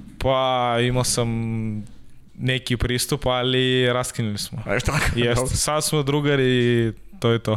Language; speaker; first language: Serbian; non-native, learner; Russian